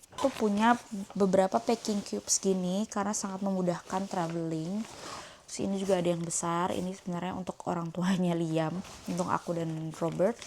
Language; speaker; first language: Indonesian; native; Indonesian